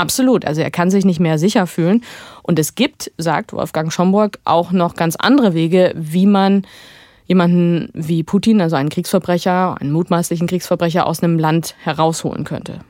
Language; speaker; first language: German; native; German